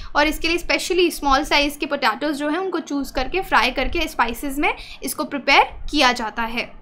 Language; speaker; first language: Hindi; native; Hindi